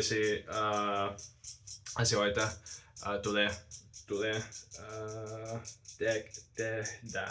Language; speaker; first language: Finnish; non-native, fluent; Russian